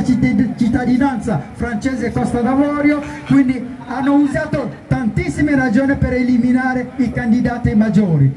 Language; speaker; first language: Italian; non-native, fluent; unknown